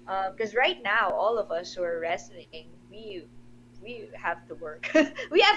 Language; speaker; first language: English; non-native, local second language; Filipino